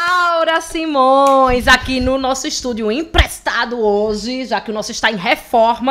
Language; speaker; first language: Portuguese; native; Portuguese